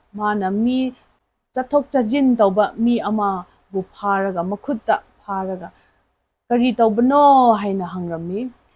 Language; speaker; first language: Manipuri; non-native, local second language; Rongmei Naga